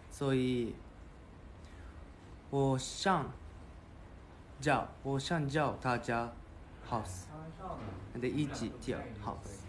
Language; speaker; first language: Chinese; non-native, learner; Japanese